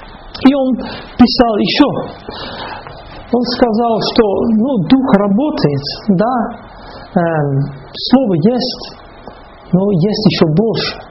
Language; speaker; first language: Russian; non-native, fluent; Dutch